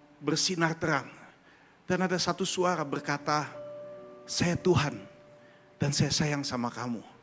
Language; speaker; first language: Indonesian; early bilingual, heritage; German